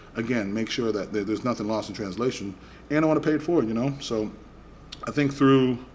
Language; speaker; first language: English; native; English